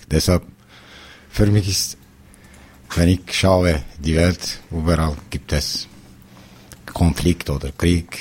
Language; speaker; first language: German; non-native, learner; Kurdish